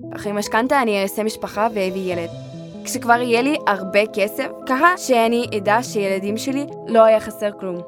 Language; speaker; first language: Hebrew; early bilingual, other home language; Russian